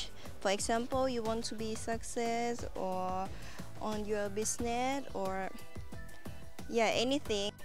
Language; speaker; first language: English; non-native, learner; Thai